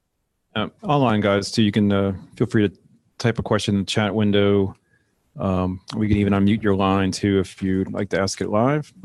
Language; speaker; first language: English; native; English